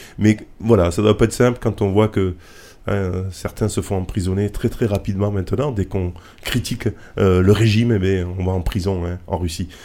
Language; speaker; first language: French; native; French